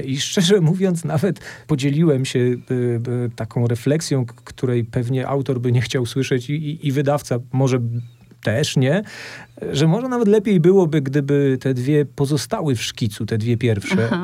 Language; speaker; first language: Polish; native; Polish